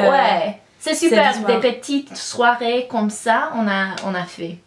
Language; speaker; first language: French; non-native, learner; English